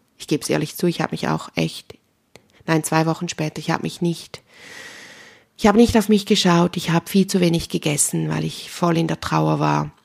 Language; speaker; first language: German; native; German